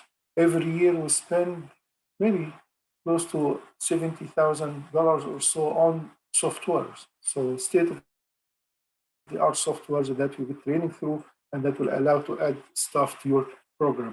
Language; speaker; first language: English; non-native, fluent; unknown